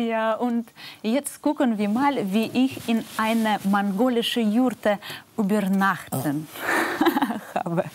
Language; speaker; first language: German; non-native, learner; Russian